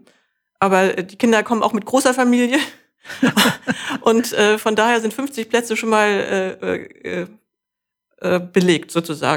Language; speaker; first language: German; native; German